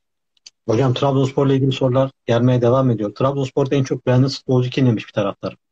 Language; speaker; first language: Turkish; native; Turkish